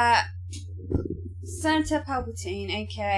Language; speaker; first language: English; native; English